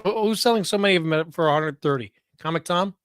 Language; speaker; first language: English; native; English